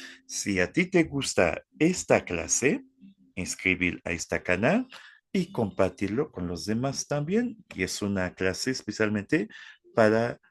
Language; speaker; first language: Spanish; non-native, fluent; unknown